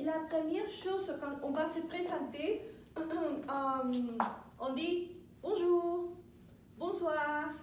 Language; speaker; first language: French; non-native, fluent; Spanish